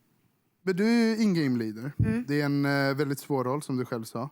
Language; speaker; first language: Swedish; native; Swedish